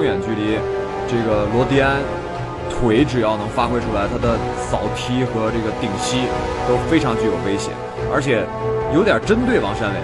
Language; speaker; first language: Chinese; native; Chinese